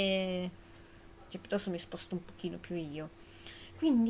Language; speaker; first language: Italian; native; Italian